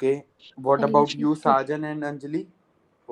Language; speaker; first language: English; non-native, local second language; Hindi